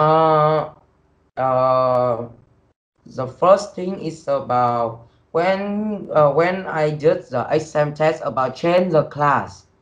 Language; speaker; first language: English; non-native, learner; Vietnamese